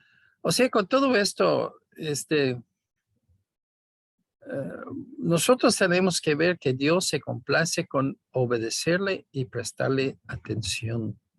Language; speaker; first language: Spanish; non-native, fluent; English